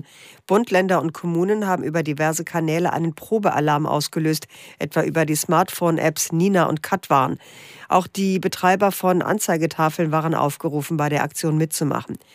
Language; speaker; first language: German; native; German